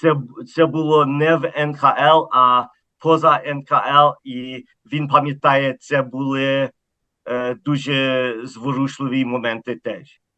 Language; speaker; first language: Ukrainian; early bilingual, heritage; Ukrainian